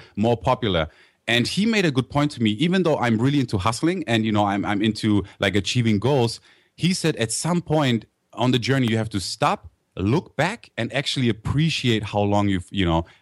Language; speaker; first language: English; non-native, fluent; German